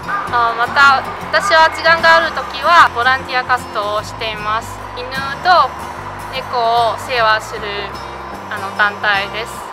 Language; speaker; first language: Japanese; non-native, fluent; Chinese